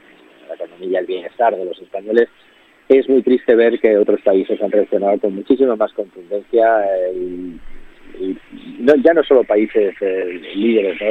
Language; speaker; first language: Spanish; native; Spanish